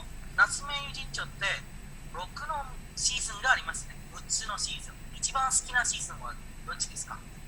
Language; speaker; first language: Japanese; non-native, learner; Indonesian